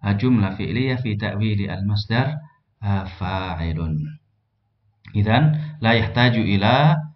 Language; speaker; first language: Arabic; non-native, fluent; Indonesian